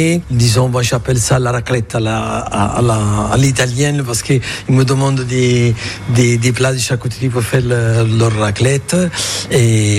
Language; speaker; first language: French; non-native, fluent; Italian